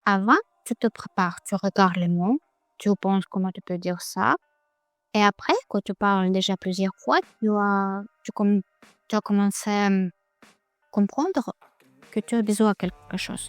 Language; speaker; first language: French; non-native, learner; Russian